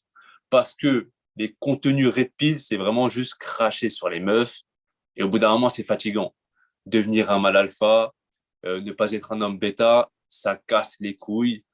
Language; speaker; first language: French; native; French